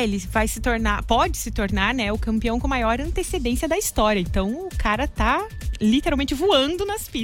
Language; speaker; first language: Portuguese; native; Portuguese